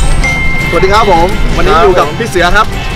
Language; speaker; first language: Thai; native; Thai